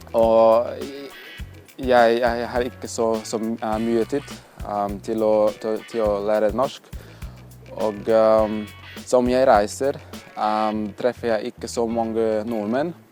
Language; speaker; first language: Norwegian; non-native, learner; Portuguese